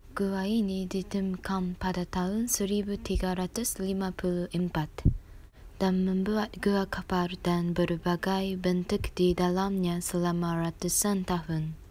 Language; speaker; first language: Indonesian; non-native, learner; Japanese